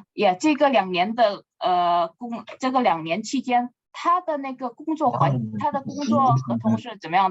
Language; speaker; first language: Chinese; non-native, fluent; Indonesian